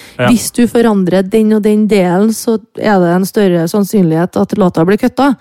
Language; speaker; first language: Norwegian; native; Norwegian